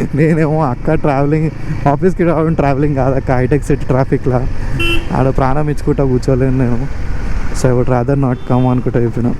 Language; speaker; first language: Telugu; non-native, local second language; Hindi